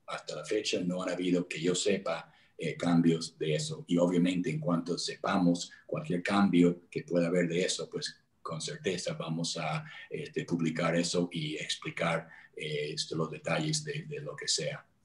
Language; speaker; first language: Spanish; non-native, fluent; English